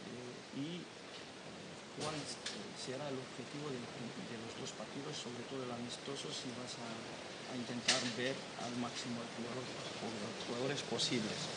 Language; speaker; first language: Spanish; non-native, fluent; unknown